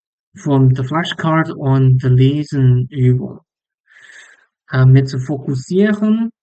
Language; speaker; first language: German; non-native, learner; English